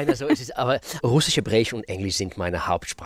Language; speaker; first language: German; non-native, fluent; Russian